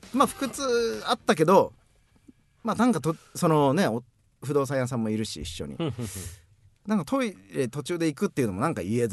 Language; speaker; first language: Japanese; native; Japanese